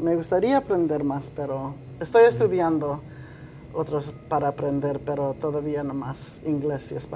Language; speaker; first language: Spanish; early bilingual, heritage; Spanish